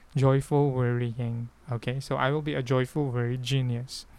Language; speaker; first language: English; non-native, local second language; Filipino